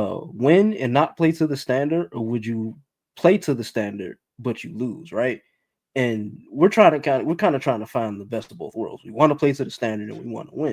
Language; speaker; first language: English; native; English